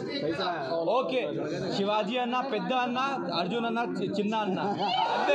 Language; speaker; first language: Telugu; non-native, learner; Hindi